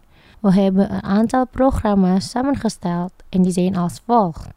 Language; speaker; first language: Dutch; non-native, fluent; Indonesian